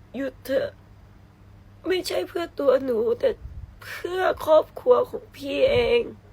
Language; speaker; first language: Thai; early bilingual, other home language; Vietnamese